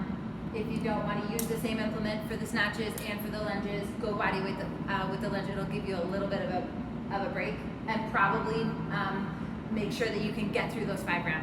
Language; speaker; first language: English; native; English